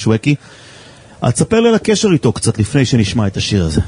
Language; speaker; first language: Hebrew; native; Hebrew